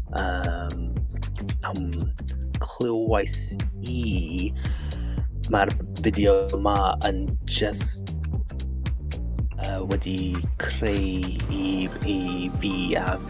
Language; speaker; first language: Welsh; non-native, learner; English